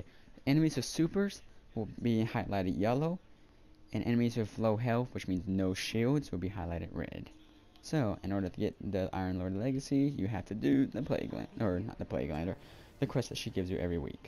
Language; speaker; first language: English; native; English